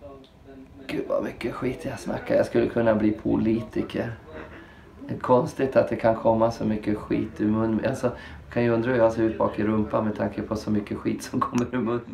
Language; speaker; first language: Swedish; native; Swedish